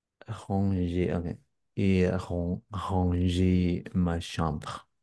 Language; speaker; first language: French; non-native, learner; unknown